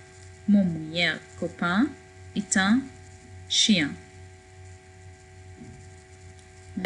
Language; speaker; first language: French; non-native, fluent; Arabic